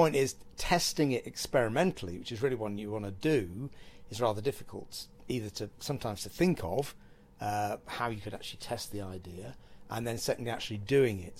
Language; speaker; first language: English; native; English